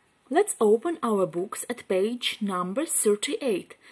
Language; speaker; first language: English; non-native, fluent; Ukrainian